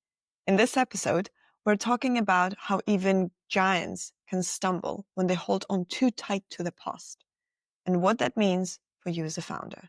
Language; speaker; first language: English; non-native, fluent; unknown